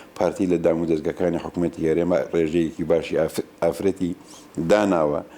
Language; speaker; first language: Central Kurdish; non-native, local second language; Gurani